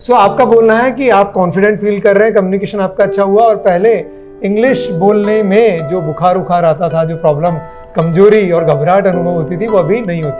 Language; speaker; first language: Hindi; native; Hindi